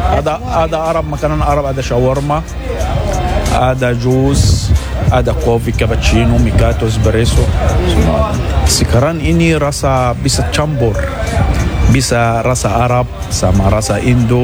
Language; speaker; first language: Indonesian; non-native, learner; Arabic